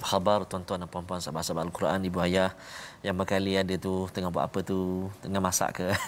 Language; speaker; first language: Malay; native; Malay